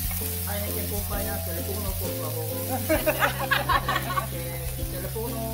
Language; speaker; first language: Spanish; non-native, learner; Korean